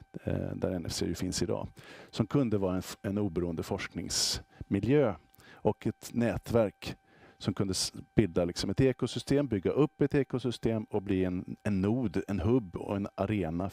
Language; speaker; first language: Swedish; native; Swedish